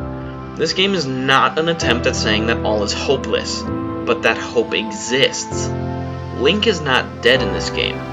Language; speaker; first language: English; native; English